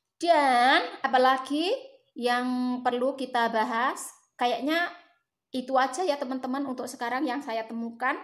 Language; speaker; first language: Indonesian; native; Indonesian